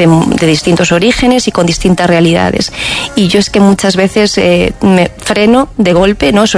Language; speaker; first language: Spanish; native; Spanish